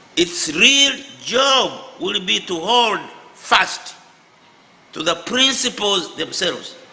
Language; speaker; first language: English; non-native, local second language; Swahili